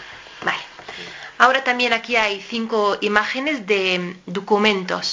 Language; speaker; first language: Spanish; native; Spanish